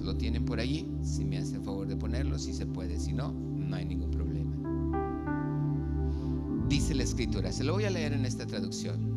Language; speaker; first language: Spanish; native; Spanish